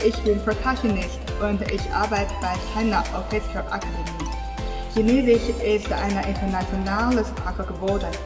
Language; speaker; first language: German; non-native, learner; Chinese